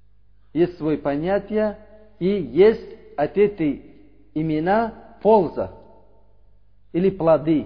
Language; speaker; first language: Russian; non-native, learner; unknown